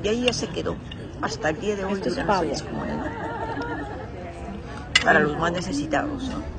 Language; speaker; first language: Spanish; native; Spanish